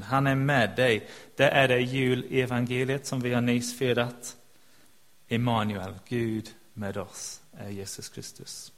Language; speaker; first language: Swedish; non-native, fluent; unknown